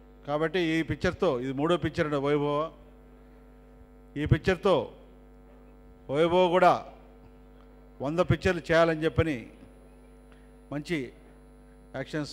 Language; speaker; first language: Telugu; native; Telugu